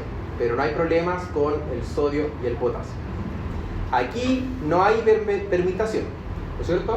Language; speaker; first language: Spanish; native; Spanish